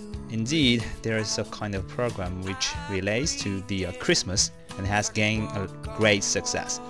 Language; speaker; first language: English; non-native, fluent; Chinese